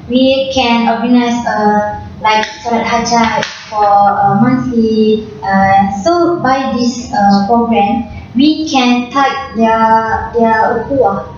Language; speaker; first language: English; non-native, learner; Malay